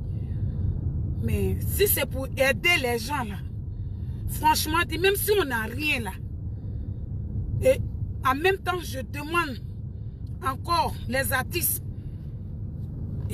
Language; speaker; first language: French; non-native, local second language; Dyula